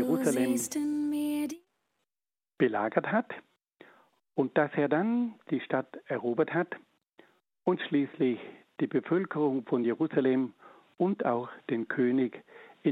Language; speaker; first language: German; native; German